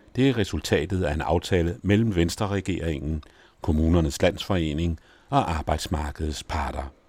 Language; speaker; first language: Danish; native; Danish